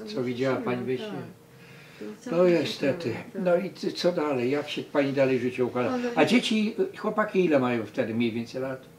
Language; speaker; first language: Polish; native; Polish